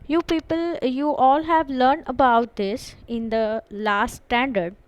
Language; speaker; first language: English; non-native, local second language; Marathi